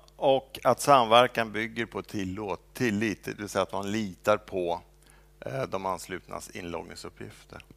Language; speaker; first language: Swedish; native; Swedish